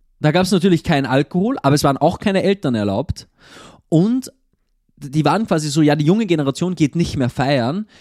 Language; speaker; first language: German; native; German